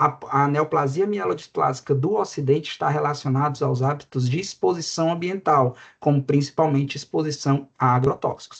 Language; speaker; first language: Portuguese; native; Portuguese